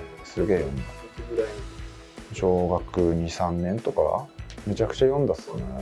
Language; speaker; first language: Japanese; native; Japanese